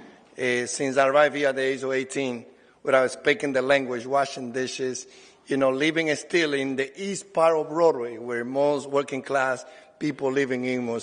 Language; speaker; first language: English; non-native, fluent; Spanish